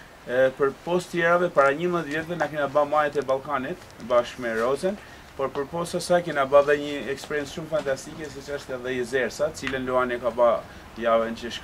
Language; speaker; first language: Albanian; early bilingual, heritage; Albanian